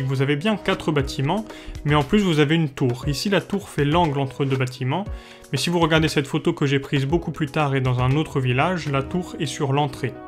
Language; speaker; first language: French; native; French